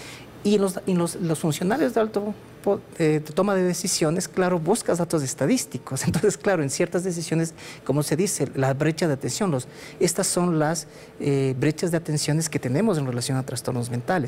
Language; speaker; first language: Spanish; native; Spanish